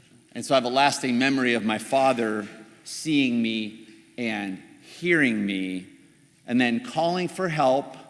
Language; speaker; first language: English; native; English